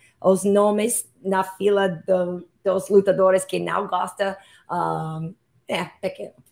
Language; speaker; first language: Portuguese; non-native, learner; English